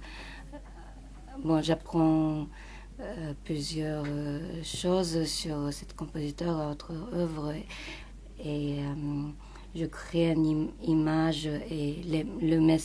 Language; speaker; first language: French; non-native, fluent; Japanese